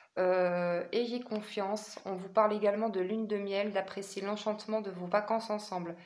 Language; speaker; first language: French; native; French